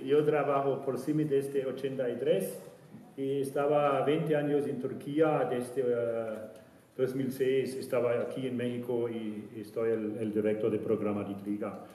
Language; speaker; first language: Spanish; non-native, learner; German